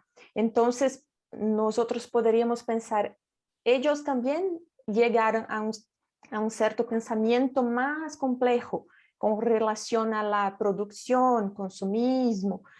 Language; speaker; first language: Spanish; non-native, fluent; Portuguese